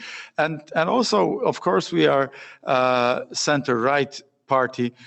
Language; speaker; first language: English; non-native, fluent; Polish